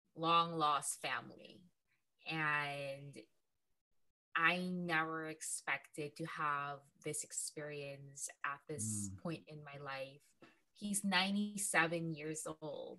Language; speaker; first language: English; non-native, local second language; Filipino